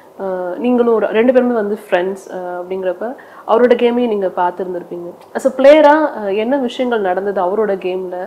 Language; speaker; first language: Tamil; native; Tamil